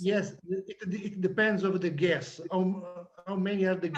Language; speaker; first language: English; non-native, learner; Italian